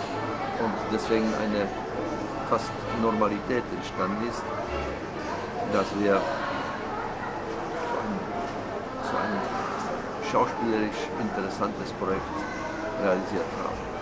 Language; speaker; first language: German; non-native, fluent; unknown